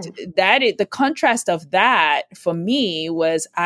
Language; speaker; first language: English; non-native, local second language; Yoruba